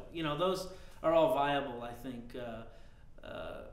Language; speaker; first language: English; native; English